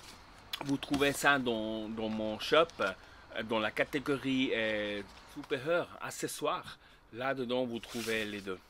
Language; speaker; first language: French; non-native, learner; Spanish